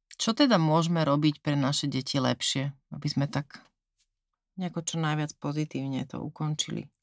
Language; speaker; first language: Slovak; native; Slovak